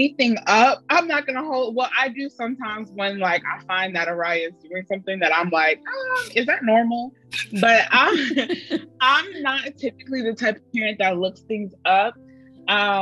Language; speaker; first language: English; native; English